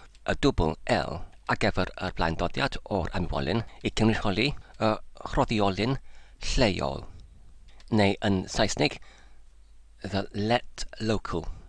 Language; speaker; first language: Welsh; non-native, learner; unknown